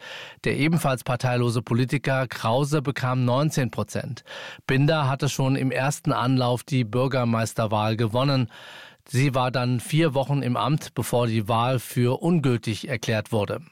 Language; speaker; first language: German; native; German